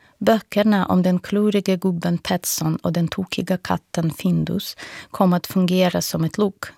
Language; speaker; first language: Swedish; non-native, fluent; Russian